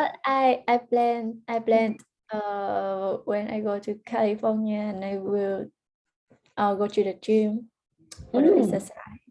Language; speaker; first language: English; early bilingual, heritage; Vietnamese